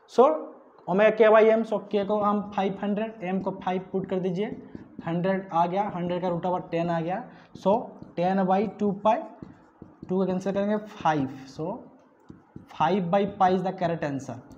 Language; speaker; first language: Hindi; non-native, local second language; Odia